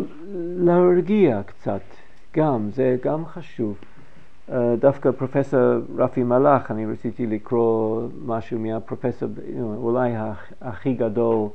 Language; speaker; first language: Hebrew; non-native, fluent; English